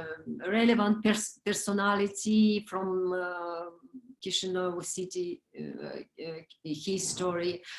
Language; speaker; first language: English; non-native, learner; Romanian